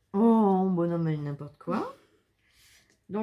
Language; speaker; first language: French; native; French